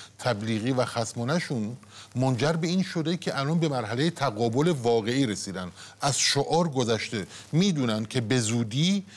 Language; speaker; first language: Persian; native; Persian